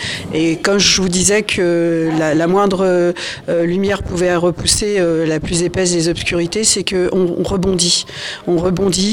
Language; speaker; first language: French; native; French